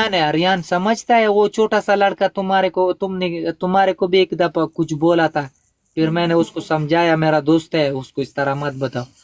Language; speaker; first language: Hindi; non-native, local second language; Pashto